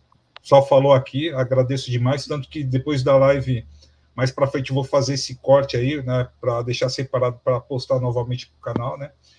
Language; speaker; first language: Portuguese; native; Portuguese